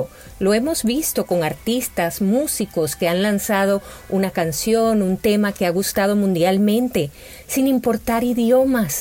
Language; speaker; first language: Spanish; native; Spanish